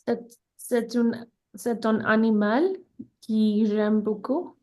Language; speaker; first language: French; non-native, learner; English